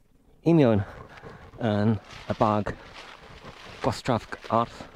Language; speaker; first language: Welsh; non-native, learner; English